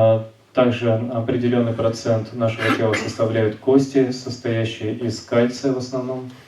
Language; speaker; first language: Russian; native; Russian